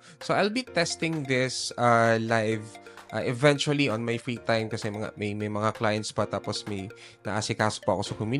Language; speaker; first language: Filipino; native; Filipino